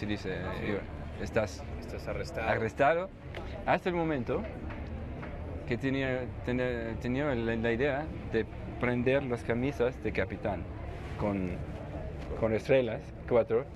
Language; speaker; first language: Spanish; non-native, fluent; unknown